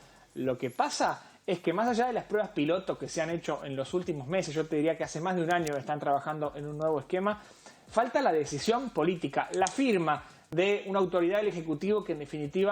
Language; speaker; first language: Spanish; native; Spanish